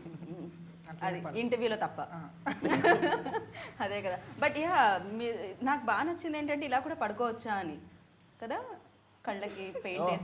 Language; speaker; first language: Telugu; native; Telugu